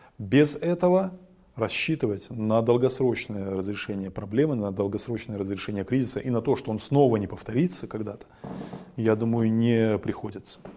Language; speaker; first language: Russian; native; Russian